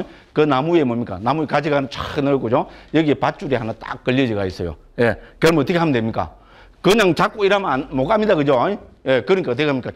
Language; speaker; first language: Korean; native; Korean